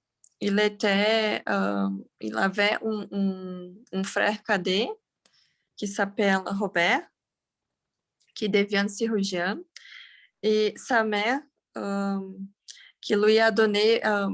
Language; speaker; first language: French; non-native, learner; Portuguese